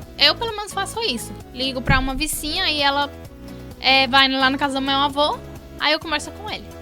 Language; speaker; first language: Portuguese; non-native, fluent; Spanish